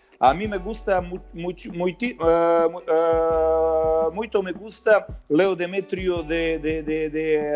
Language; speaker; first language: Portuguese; non-native, learner; Croatian